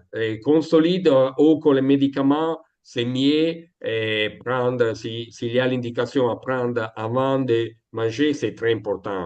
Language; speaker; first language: French; non-native, learner; Italian